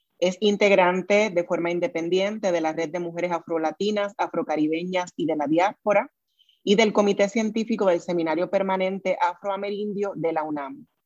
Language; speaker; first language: Spanish; native; Spanish